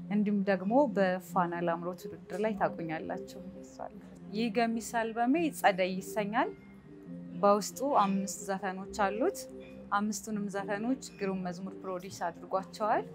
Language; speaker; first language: Amharic; native; Amharic